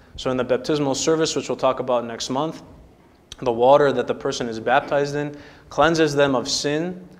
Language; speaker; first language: English; native; English